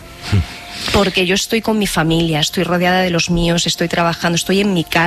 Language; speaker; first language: Spanish; native; Spanish